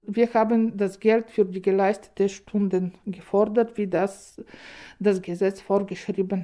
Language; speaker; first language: German; non-native, fluent; Bulgarian